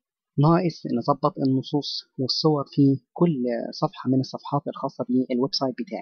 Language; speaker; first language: Arabic; native; Arabic